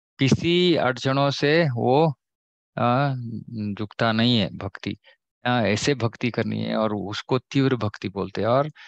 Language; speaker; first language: Hindi; non-native, local second language; Kannada